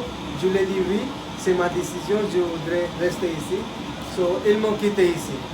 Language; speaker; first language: French; non-native, learner; Hindi